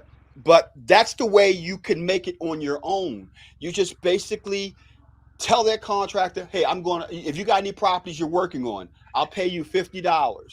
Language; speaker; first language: English; native; English